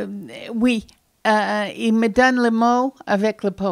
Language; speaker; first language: French; non-native, fluent; English